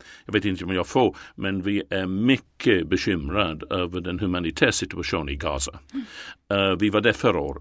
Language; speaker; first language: Swedish; non-native, fluent; English